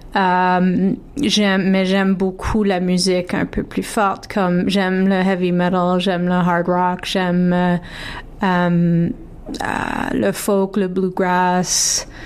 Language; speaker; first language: French; native; French